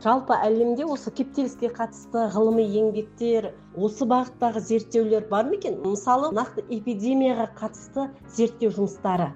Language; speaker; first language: Kazakh; native; Kazakh